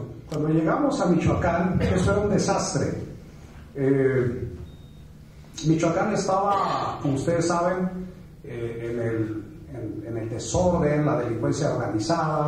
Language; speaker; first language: Spanish; native; Spanish